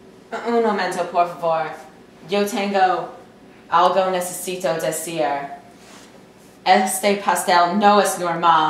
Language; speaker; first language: Spanish; non-native, learner; English